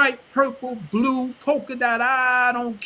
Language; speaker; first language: English; native; English